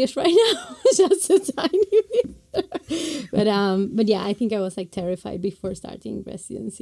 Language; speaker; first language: English; non-native, fluent; Spanish